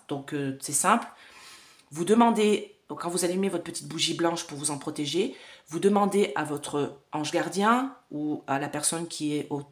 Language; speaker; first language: French; native; French